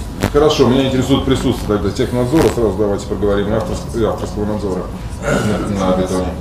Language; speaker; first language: Russian; native; Russian